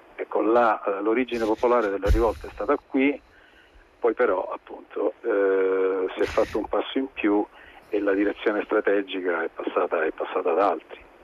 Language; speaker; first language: Italian; native; Italian